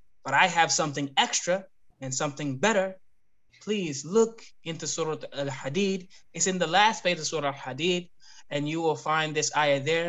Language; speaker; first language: English; native; English